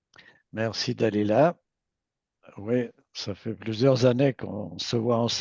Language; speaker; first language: French; native; French